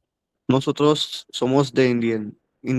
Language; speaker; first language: Spanish; non-native, learner; Hindi